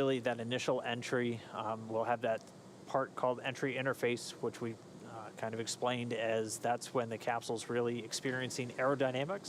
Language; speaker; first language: English; native; English